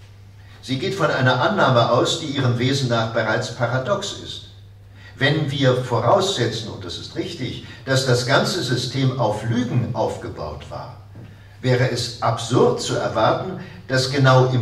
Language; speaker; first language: German; native; German